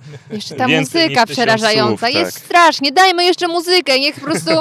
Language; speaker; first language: Polish; native; Polish